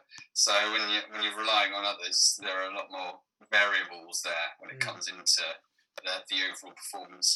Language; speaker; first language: English; native; English